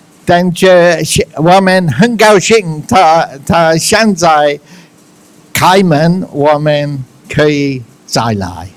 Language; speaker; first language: Chinese; non-native, learner; English